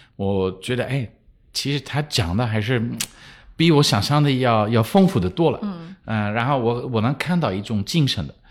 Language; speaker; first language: Chinese; non-native, fluent; English